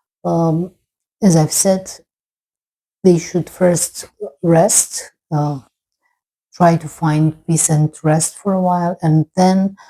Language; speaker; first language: English; non-native, fluent; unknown